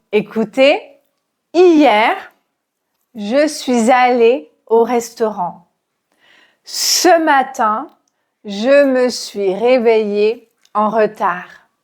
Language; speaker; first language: French; native; French